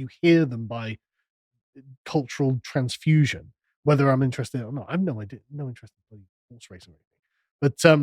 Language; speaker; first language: English; native; English